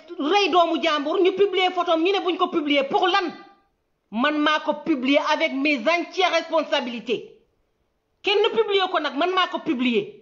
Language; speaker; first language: Wolof; native; Wolof